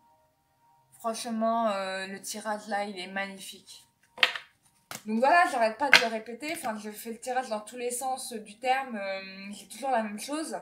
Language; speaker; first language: French; native; French